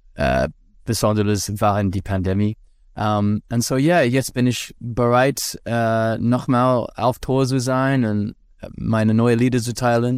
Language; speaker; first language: German; non-native, learner; English